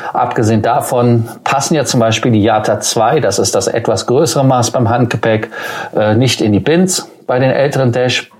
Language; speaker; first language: German; native; German